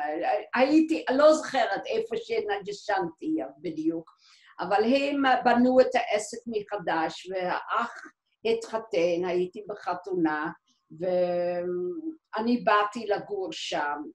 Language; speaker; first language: Hebrew; non-native, fluent; Dutch